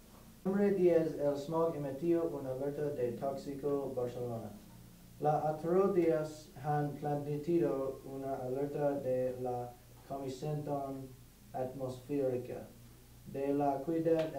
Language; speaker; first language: Spanish; non-native, learner; English